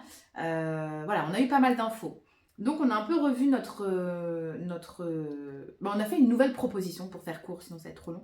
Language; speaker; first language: French; native; French